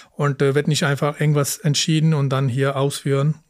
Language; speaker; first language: German; early bilingual, other home language; Punjabi